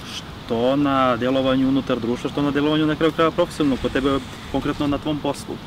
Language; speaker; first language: Serbian; native; Serbian